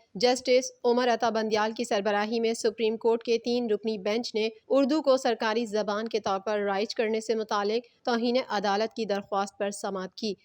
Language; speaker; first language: Urdu; native; Urdu